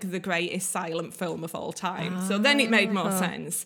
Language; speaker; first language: English; native; English